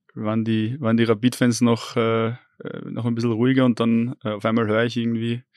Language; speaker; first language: German; native; German